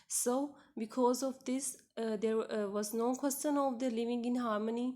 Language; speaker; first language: English; non-native, local second language; Urdu